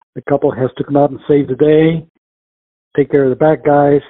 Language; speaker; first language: English; early bilingual, other home language; Spanish